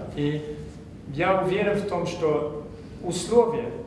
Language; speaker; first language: Russian; non-native, fluent; Swedish